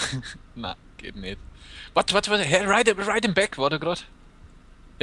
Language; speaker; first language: German; native; German